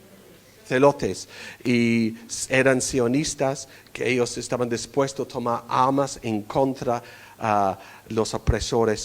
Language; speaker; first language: Spanish; non-native, fluent; English